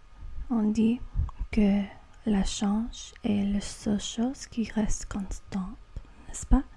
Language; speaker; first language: French; non-native, learner; English